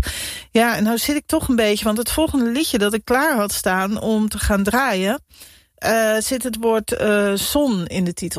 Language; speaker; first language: Dutch; native; Dutch